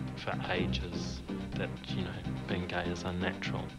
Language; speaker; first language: English; native; English